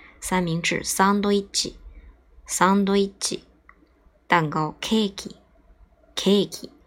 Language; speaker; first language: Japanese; non-native, fluent; Chinese